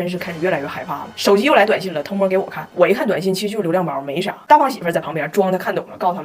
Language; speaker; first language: Chinese; native; Chinese